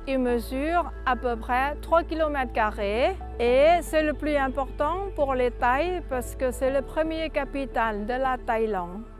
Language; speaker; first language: French; non-native, fluent; Thai